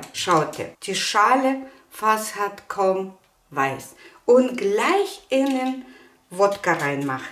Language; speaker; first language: German; non-native, learner; Russian